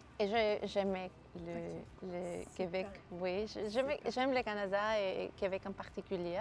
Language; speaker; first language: French; non-native, fluent; Spanish